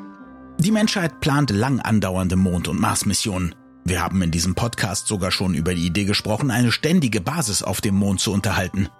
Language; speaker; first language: German; native; German